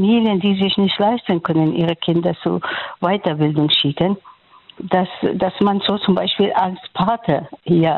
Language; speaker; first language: German; non-native, fluent; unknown